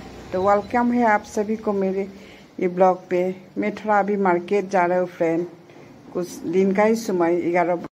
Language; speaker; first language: Hindi; non-native, local second language; Bangla